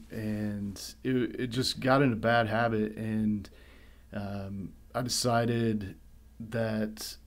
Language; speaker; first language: English; native; English